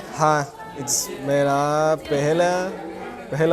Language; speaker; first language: Hindi; non-native, learner; Spanish